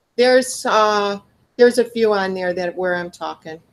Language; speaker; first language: English; native; English